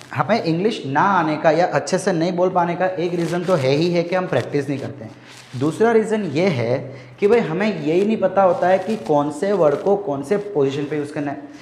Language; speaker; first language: Hindi; native; Hindi